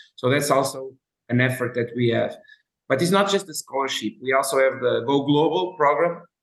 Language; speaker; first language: English; non-native, fluent; Portuguese